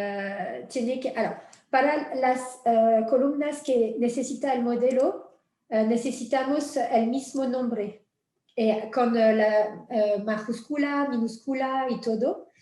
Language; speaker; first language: Spanish; non-native, fluent; French